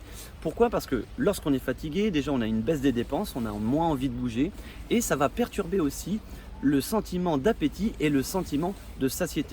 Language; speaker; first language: French; native; French